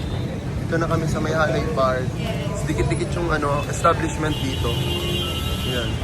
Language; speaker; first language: Filipino; native; Filipino